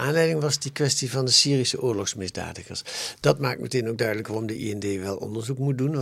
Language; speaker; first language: Dutch; native; Dutch